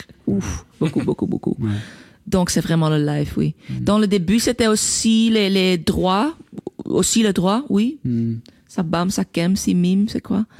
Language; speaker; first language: French; non-native, local second language; Dutch